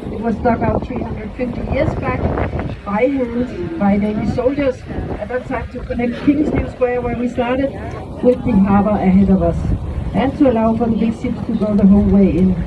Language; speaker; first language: English; non-native, fluent; Danish